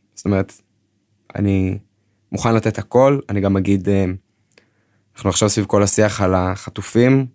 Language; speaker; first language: Hebrew; native; Hebrew